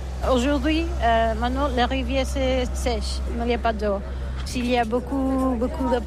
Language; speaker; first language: French; non-native, learner; Catalan